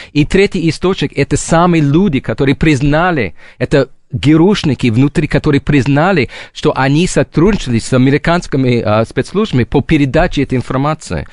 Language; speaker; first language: Russian; non-native, fluent; English